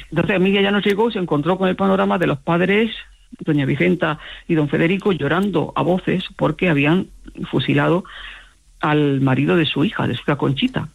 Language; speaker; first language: Spanish; native; Spanish